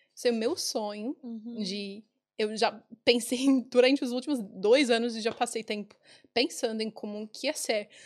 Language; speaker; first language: Portuguese; non-native, fluent; English